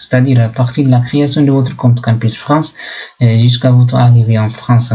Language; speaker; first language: French; non-native, local second language; Fula